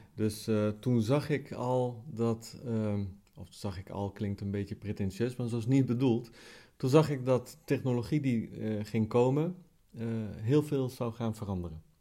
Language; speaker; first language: Dutch; non-native, fluent; Italian